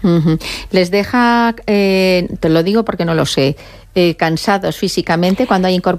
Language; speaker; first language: Spanish; native; Spanish